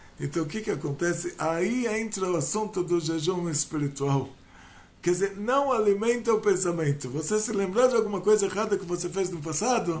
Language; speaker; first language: Portuguese; non-native, fluent; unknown